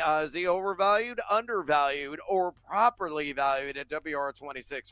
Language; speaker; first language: English; native; English